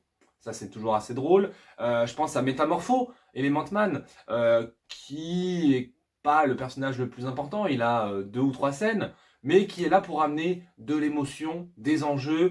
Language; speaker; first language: French; native; French